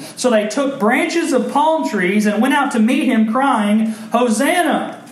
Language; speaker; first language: English; native; English